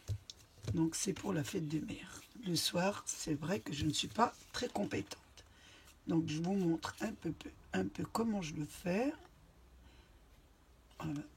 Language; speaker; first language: French; native; French